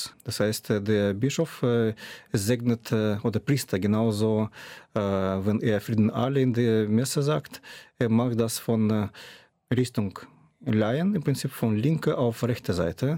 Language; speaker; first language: German; non-native, fluent; Russian